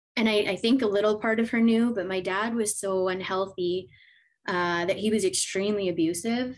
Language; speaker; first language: English; native; English